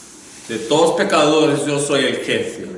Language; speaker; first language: Spanish; non-native, learner; English